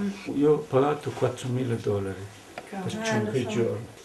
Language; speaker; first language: Italian; non-native, learner; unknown